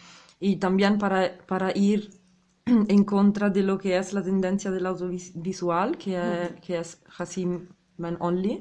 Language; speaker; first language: Spanish; non-native, fluent; Italian